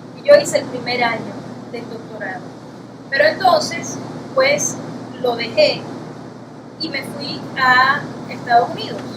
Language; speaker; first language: Spanish; native; Spanish